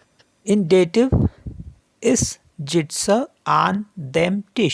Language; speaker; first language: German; non-native, learner; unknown